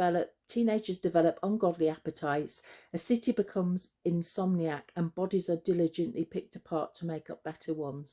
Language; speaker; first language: English; native; English